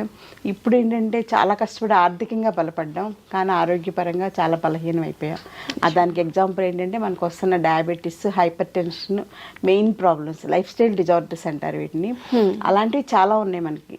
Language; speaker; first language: Telugu; native; Telugu